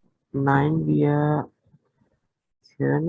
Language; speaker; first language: German; non-native, learner; Urdu